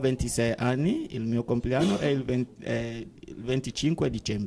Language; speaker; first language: Italian; non-native, learner; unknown